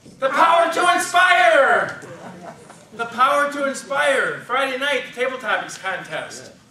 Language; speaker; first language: English; native; English